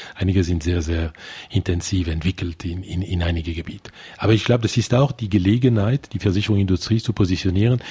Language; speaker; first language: German; non-native, local second language; French